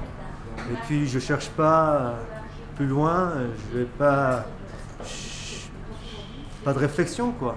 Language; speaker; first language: French; early bilingual, other home language; Persian